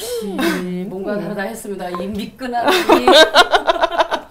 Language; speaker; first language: Korean; native; Korean